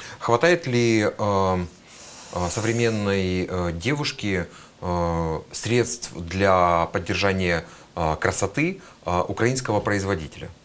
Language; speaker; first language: Russian; native; Russian